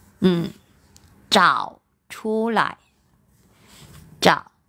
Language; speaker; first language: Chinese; non-native, learner; Vietnamese